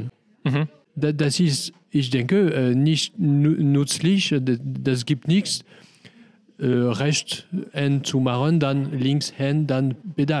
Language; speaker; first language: German; non-native, learner; French